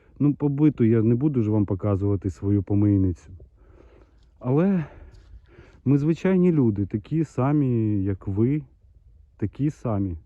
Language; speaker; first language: Ukrainian; non-native, local second language; Russian